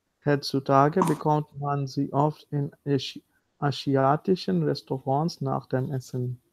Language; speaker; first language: German; non-native, learner; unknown